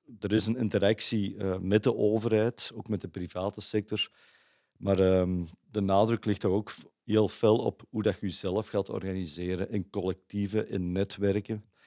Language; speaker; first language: Dutch; native; Dutch